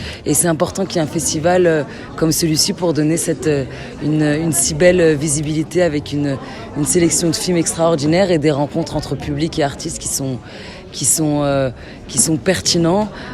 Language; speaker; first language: French; native; French